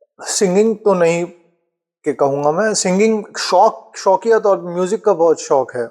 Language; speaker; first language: Hindi; native; Hindi